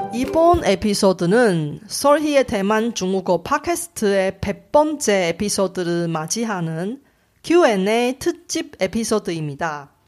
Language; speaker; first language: Korean; non-native, fluent; Chinese